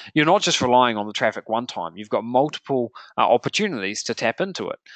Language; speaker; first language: English; native; English